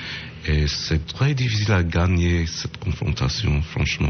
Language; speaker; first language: French; non-native, fluent; English